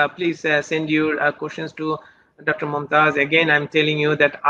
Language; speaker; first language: English; non-native, local second language; Bangla